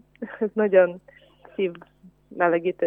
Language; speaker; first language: Hungarian; non-native, fluent; Ukrainian